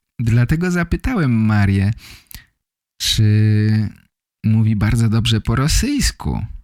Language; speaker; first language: Polish; native; Polish